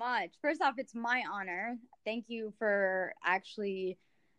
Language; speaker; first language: English; early bilingual, other home language; Arabic